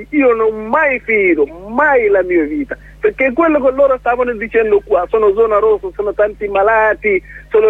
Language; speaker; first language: Italian; non-native, learner; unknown